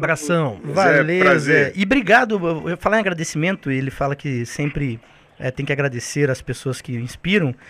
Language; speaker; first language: Portuguese; native; Portuguese